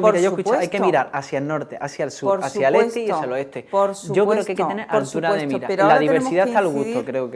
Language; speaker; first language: Spanish; native; Spanish